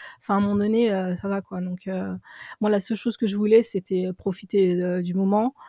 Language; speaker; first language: French; early bilingual, other home language; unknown